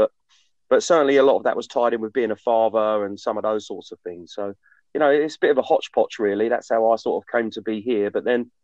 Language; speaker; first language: English; native; English